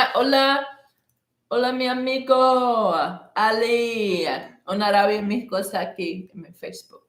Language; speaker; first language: Spanish; non-native, learner; English